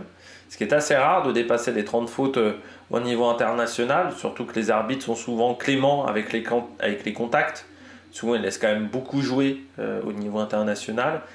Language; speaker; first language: French; native; French